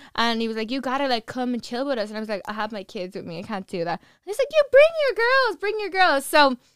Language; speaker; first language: English; native; English